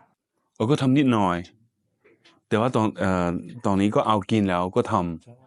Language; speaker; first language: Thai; non-native, learner; Chinese